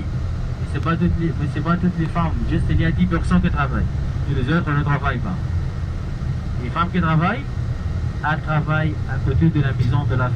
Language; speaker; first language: French; non-native, learner; Arabic